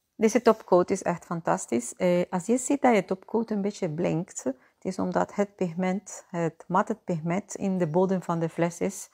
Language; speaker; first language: Dutch; non-native, fluent; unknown